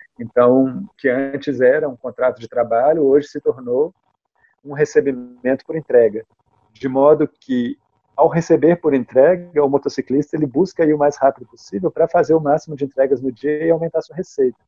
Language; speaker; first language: Portuguese; native; Portuguese